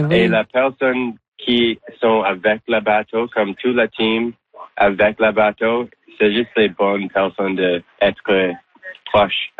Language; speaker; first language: French; non-native, local second language; English